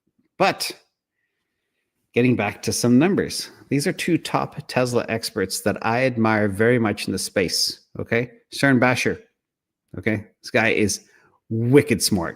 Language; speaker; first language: English; native; English